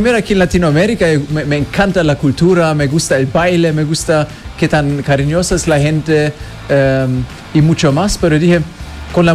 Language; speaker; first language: Spanish; non-native, fluent; German